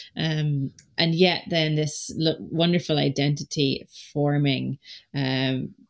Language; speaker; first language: English; native; English